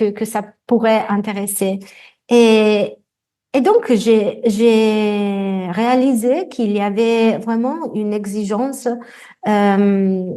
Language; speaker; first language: French; non-native, fluent; Italian